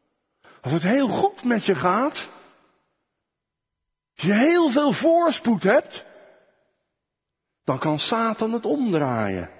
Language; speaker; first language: Dutch; native; Dutch